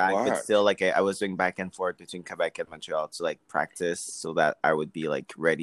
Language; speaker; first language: English; non-native, fluent; French